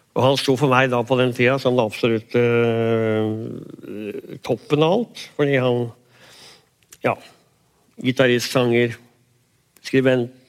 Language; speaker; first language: Norwegian; native; Norwegian